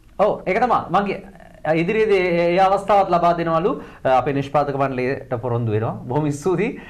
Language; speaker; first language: Sinhala; native; Sinhala